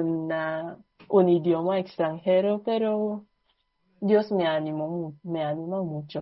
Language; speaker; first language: Spanish; non-native, fluent; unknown